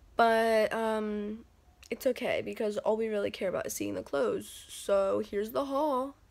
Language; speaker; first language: English; native; English